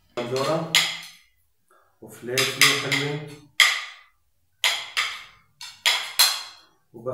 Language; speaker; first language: Arabic; native; Arabic